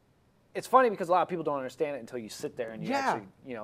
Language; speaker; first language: English; native; English